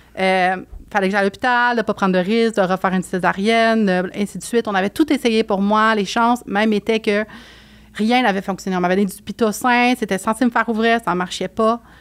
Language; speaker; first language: French; native; French